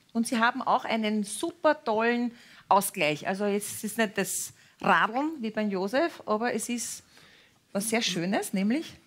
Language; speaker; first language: German; native; German